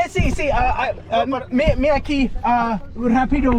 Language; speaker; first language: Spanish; non-native, learner; English